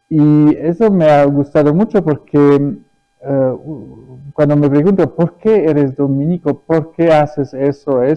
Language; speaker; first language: Spanish; early bilingual, other home language; German